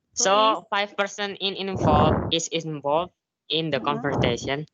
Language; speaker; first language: English; non-native, learner; Indonesian